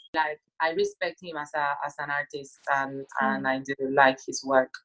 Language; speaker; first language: English; non-native, fluent; Spanish